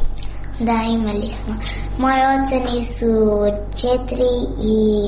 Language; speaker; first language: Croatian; non-native, learner; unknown